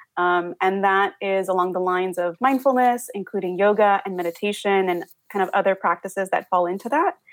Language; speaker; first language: English; early bilingual, other home language; Spanish